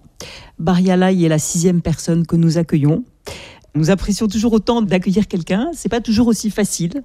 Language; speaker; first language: French; native; French